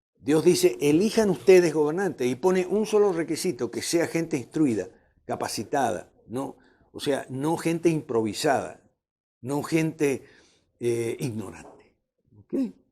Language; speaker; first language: Spanish; native; Spanish